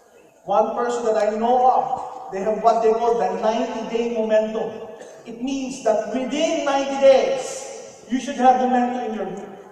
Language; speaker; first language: English; non-native, local second language; Filipino